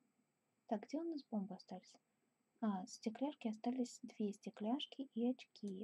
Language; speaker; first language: Russian; native; Russian